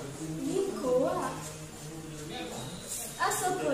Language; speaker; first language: Japanese; non-native, learner; Indonesian